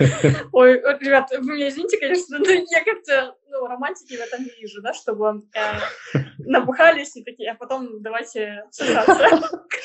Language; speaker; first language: Russian; native; Russian